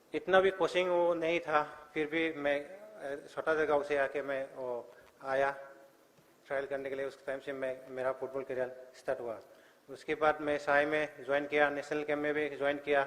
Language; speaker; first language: Hindi; non-native, local second language; Bodo